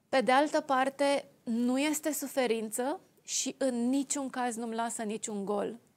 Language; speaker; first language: Romanian; native; Romanian